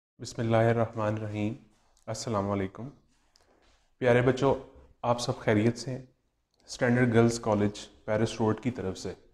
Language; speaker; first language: Urdu; non-native, local second language; Punjabi